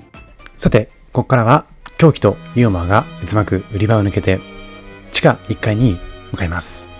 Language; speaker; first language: Japanese; native; Japanese